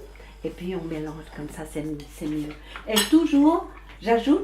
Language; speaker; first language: French; early bilingual, other home language; Vietnamese